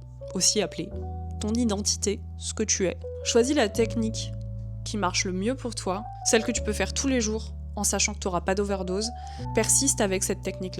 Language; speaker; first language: French; native; French